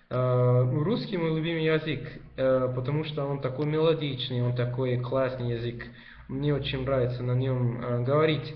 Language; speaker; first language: Russian; non-native, learner; Spanish